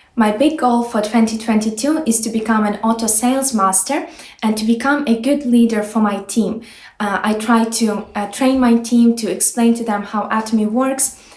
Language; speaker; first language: English; non-native, fluent; Ukrainian